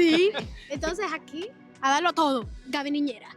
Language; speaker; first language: Spanish; native; Spanish